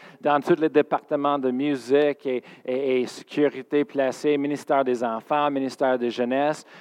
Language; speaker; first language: French; non-native, fluent; English